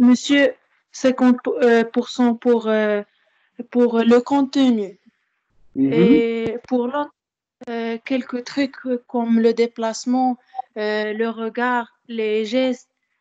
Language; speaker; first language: French; non-native, learner; Arabic